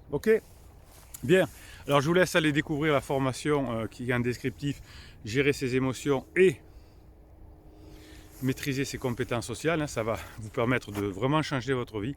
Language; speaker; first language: French; native; French